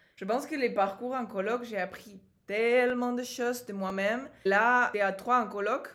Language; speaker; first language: French; native; French